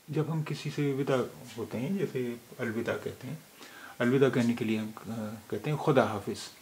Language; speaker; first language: Hindi; native; Hindi